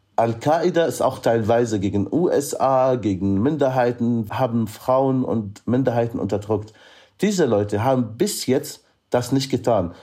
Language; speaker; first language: German; non-native, fluent; Arabic